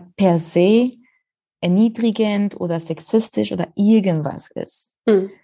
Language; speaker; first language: German; non-native, fluent; Spanish